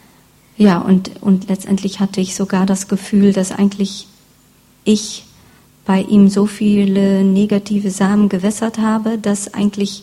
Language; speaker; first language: German; non-native, fluent; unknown